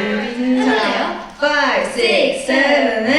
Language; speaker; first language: Korean; native; Korean